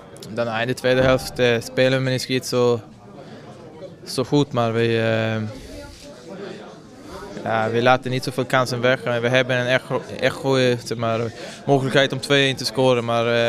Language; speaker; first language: Dutch; non-native, fluent; Swedish